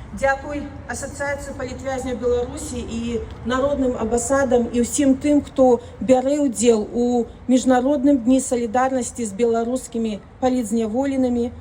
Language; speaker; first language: Belarusian; non-native, local second language; Russian